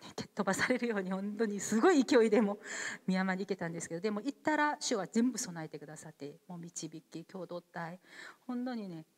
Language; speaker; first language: Japanese; non-native, fluent; Korean